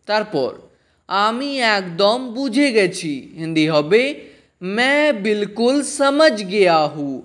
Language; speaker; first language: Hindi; non-native, fluent; Bangla